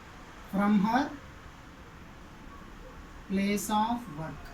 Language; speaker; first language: English; non-native, local second language; Telugu